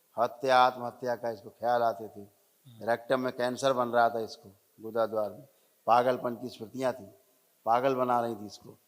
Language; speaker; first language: Hindi; native; Hindi